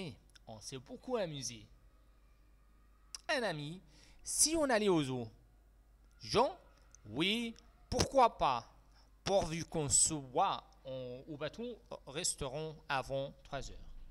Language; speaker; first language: French; non-native, fluent; Arabic